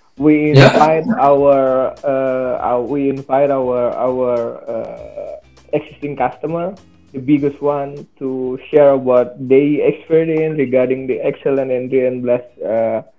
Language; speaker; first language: English; non-native, learner; Indonesian